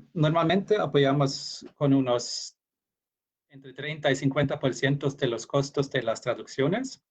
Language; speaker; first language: Spanish; non-native, fluent; Norwegian